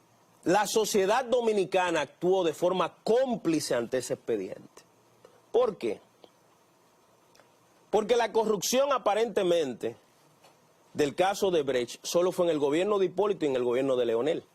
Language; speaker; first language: Spanish; native; Spanish